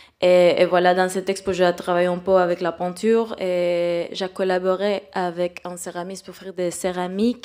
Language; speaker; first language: French; non-native, fluent; Spanish